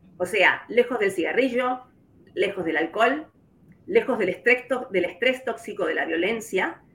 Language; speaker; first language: Spanish; native; Spanish